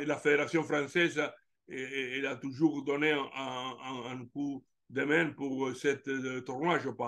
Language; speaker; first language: French; non-native, learner; Italian